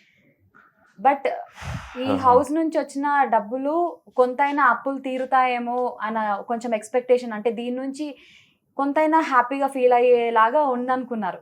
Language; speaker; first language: Telugu; native; Telugu